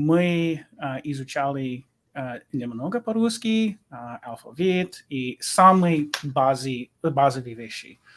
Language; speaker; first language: Russian; non-native, learner; English